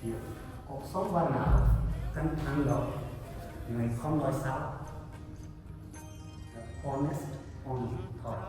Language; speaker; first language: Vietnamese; non-native, learner; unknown